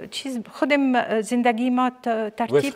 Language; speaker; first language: Persian; non-native, fluent; Arabic